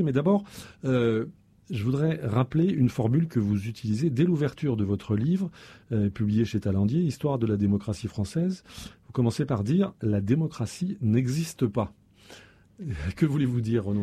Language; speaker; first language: French; native; French